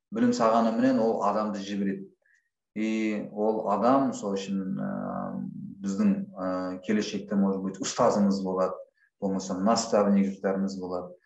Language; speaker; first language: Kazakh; non-native, local second language; Russian